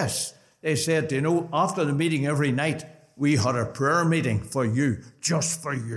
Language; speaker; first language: English; native; English